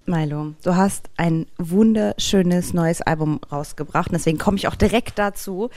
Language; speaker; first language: German; native; German